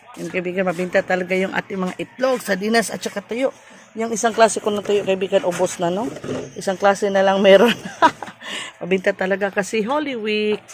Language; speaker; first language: Filipino; non-native, local second language; Cebuano